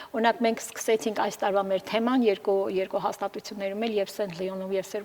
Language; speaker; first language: Armenian; early bilingual, heritage; Armenian